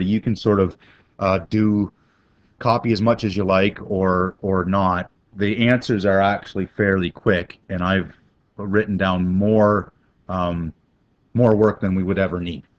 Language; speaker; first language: English; native; English